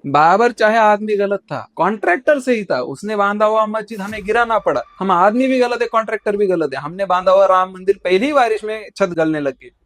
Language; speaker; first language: Hindi; non-native, local second language; Marathi